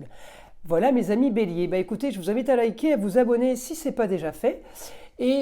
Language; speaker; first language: French; native; French